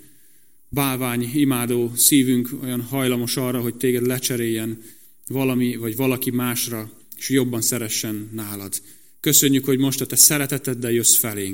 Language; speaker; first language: Hungarian; native; Hungarian